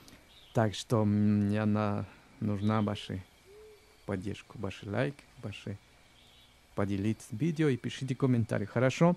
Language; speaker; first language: Russian; non-native, learner; Spanish